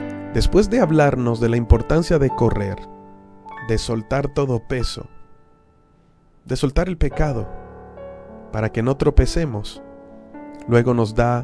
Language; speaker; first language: Spanish; native; Spanish